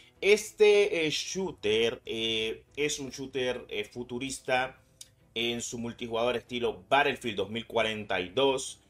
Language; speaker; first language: Spanish; native; Spanish